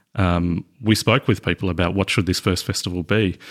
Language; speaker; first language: English; native; English